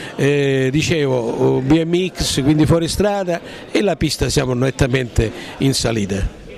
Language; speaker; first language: Italian; native; Italian